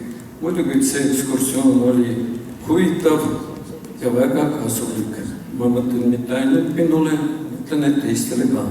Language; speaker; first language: Estonian; non-native, local second language; Russian